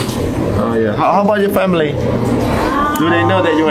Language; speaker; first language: English; non-native, learner; Indonesian